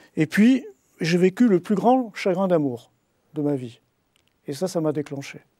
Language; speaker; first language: French; native; French